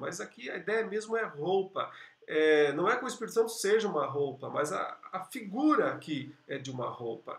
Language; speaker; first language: Portuguese; native; Portuguese